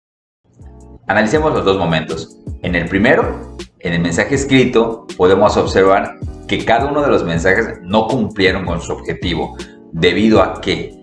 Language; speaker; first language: Spanish; native; Spanish